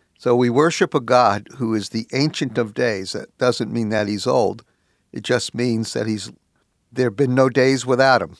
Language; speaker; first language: English; native; English